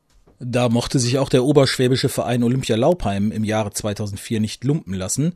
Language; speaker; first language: German; native; German